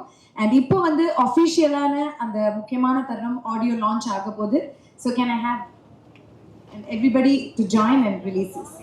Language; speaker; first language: Tamil; native; Tamil